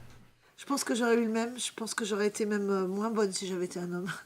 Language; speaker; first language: French; native; French